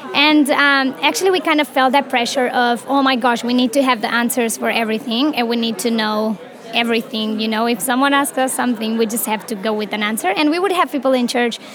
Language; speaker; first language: English; non-native, fluent; Romanian